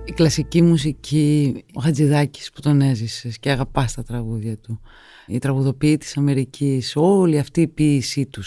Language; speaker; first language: Greek; native; Greek